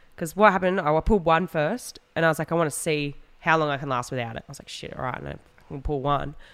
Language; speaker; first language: English; native; English